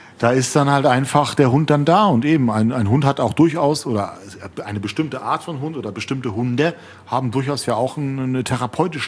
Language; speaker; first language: German; native; German